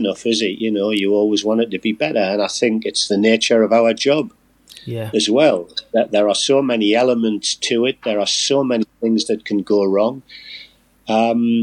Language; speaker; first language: English; native; English